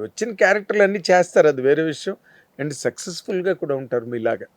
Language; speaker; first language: Telugu; native; Telugu